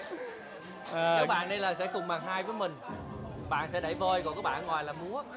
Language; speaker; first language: Vietnamese; native; Vietnamese